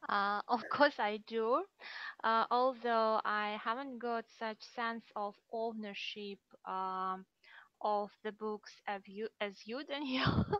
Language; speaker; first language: English; non-native, fluent; Russian